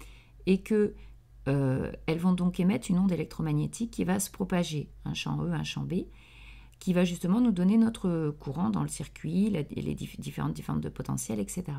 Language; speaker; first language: French; native; French